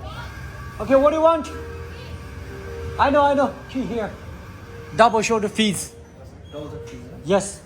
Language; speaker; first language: English; non-native, learner; Chinese